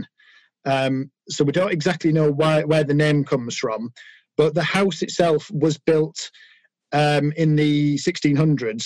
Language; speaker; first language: English; native; English